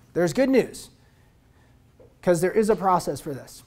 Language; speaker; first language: English; native; English